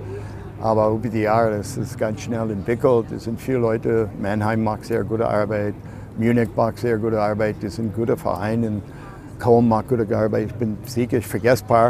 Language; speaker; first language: German; non-native, fluent; English